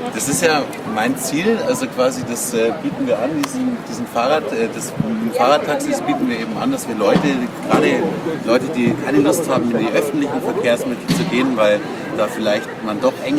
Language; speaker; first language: German; native; German